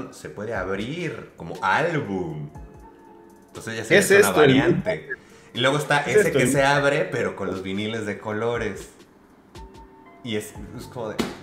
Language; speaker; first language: Spanish; native; Spanish